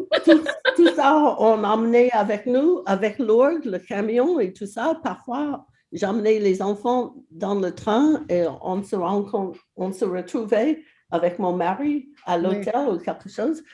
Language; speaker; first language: French; non-native, fluent; English